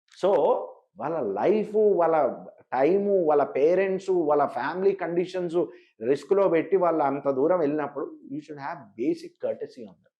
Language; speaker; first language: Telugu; native; Telugu